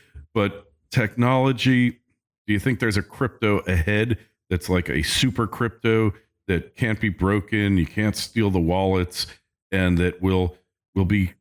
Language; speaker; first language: English; native; English